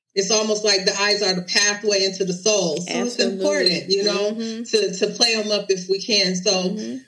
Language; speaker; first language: English; native; English